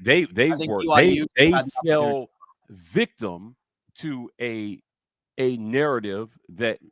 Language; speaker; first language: English; native; English